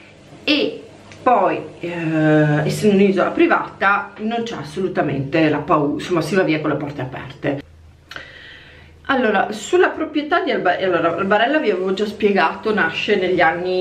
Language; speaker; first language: Italian; native; Italian